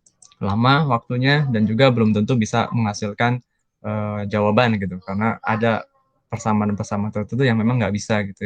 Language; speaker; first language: Indonesian; native; Indonesian